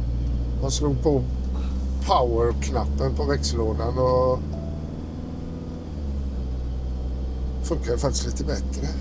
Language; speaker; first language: Swedish; native; Swedish